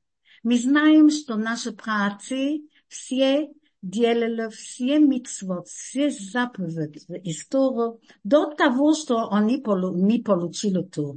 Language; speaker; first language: Russian; non-native, fluent; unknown